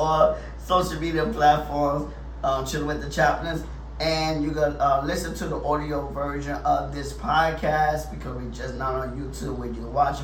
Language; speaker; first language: English; native; English